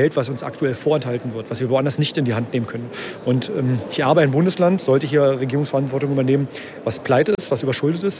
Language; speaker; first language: German; native; German